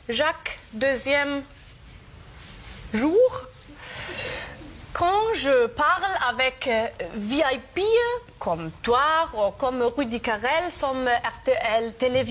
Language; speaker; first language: French; non-native, learner; German